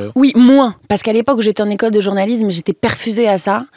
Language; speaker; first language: French; native; French